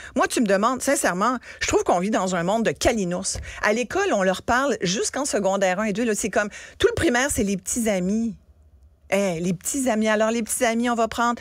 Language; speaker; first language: French; native; French